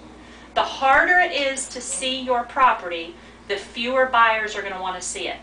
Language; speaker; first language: English; native; English